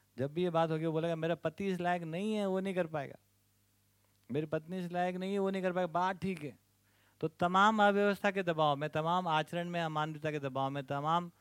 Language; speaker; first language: Hindi; native; Hindi